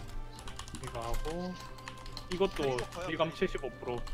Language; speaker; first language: Korean; native; Korean